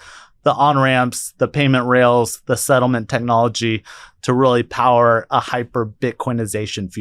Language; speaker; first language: English; native; English